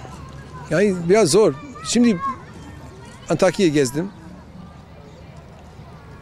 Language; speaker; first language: Turkish; non-native, learner; English